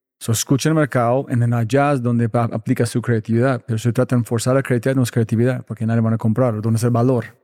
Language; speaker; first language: Spanish; non-native, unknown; English